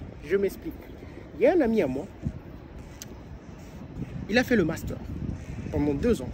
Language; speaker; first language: French; non-native, local second language; Lingala